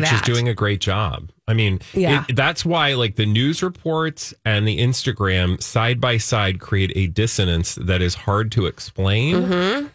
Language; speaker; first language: English; native; English